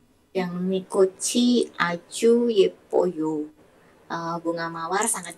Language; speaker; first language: Korean; non-native, learner; Indonesian